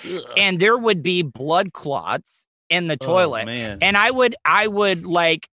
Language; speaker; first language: English; native; English